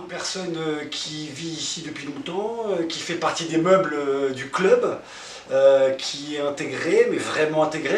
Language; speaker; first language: French; native; French